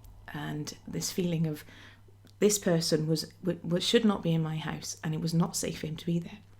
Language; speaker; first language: English; native; English